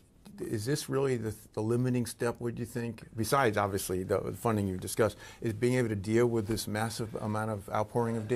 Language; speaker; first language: English; native; English